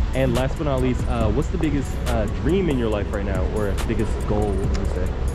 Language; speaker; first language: English; native; English